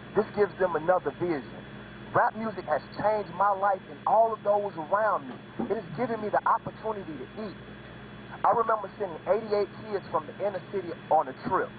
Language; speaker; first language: English; native; English